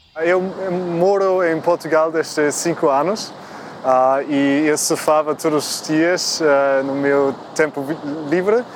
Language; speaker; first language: Portuguese; non-native, fluent; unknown